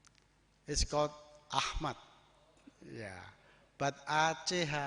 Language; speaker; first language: English; non-native, learner; Indonesian